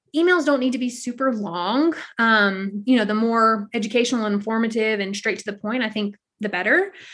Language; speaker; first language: English; native; English